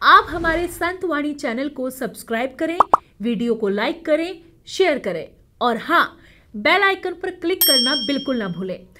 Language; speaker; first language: Hindi; native; Hindi